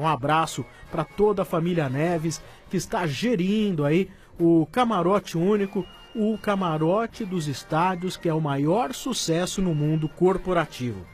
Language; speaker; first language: Portuguese; native; Portuguese